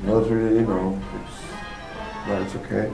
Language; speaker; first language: English; non-native, learner; French